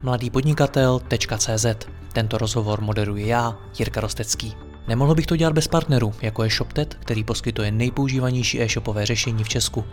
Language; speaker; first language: Czech; native; Czech